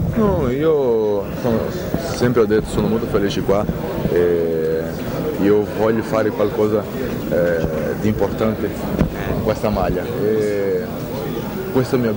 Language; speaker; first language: Italian; non-native, fluent; Portuguese